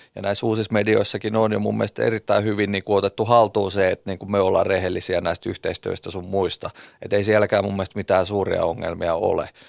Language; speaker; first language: Finnish; native; Finnish